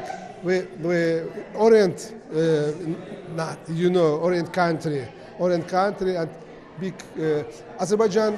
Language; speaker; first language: English; non-native, learner; Azerbaijani